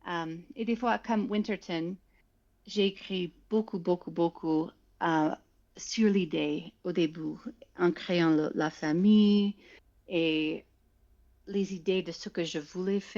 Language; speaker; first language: French; non-native, fluent; English